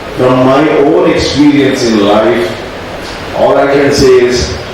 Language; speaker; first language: English; non-native, local second language; Kannada